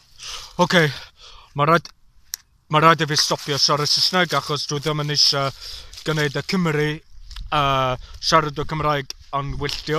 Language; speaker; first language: Welsh; non-native, learner; English